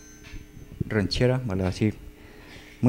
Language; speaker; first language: Spanish; native; Spanish